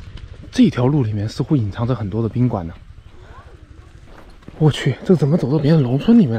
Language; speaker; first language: Chinese; native; Chinese